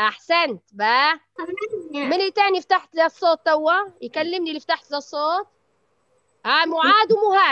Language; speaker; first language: Arabic; native; Arabic